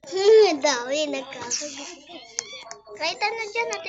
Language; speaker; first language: Filipino; native; Filipino